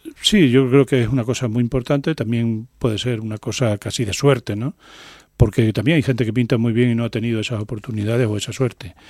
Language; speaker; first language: Spanish; native; Spanish